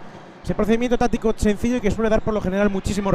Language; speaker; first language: Spanish; native; Spanish